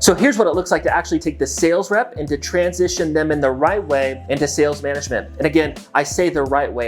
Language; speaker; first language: English; native; English